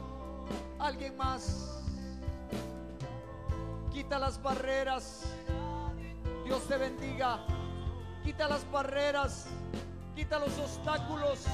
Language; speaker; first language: Spanish; native; Spanish